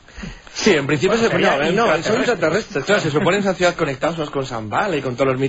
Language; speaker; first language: Spanish; native; Spanish